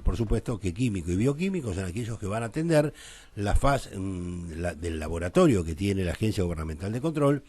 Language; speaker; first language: Spanish; native; Spanish